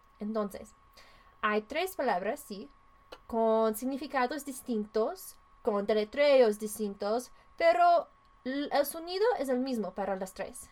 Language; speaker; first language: Spanish; non-native, learner; English